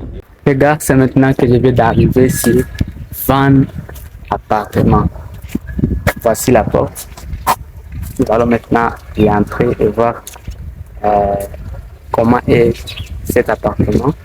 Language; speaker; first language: French; non-native, local second language; Rundi